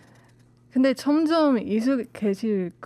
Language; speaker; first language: Korean; non-native, learner; Spanish